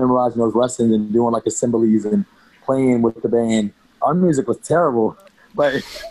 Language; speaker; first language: English; native; English